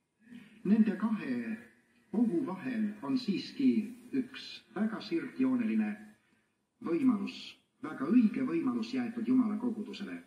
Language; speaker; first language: Estonian; native; Estonian